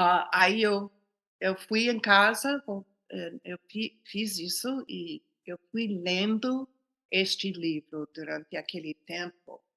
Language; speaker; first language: Portuguese; non-native, fluent; English